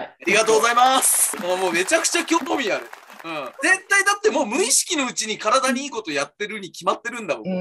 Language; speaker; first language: Japanese; native; Japanese